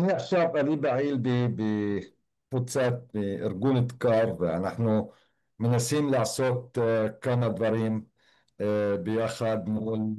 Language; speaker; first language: Hebrew; non-native, local second language; Arabic